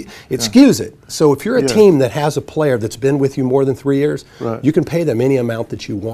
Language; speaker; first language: English; native; English